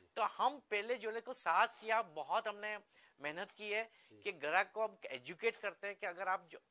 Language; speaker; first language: Hindi; non-native, local second language; Gujarati